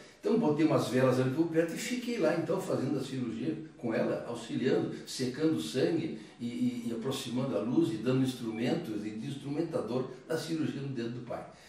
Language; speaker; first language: Portuguese; early bilingual, other home language; Italian